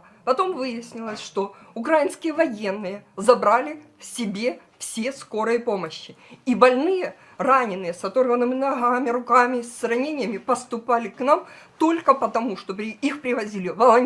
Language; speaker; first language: Russian; native; Russian